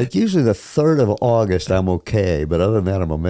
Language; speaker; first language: English; native; English